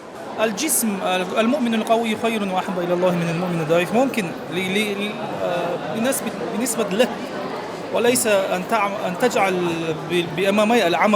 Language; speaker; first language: Arabic; non-native, learner; Chechen